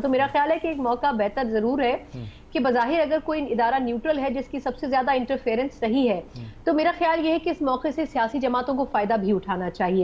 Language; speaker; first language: Urdu; native; Urdu